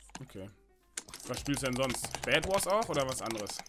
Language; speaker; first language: German; native; German